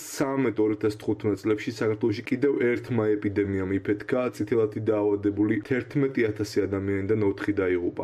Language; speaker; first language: Georgian; native; Georgian